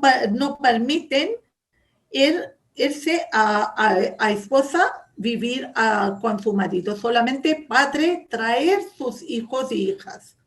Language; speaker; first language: Spanish; non-native, fluent; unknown